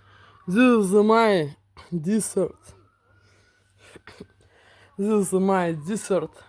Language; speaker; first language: English; non-native, learner; Russian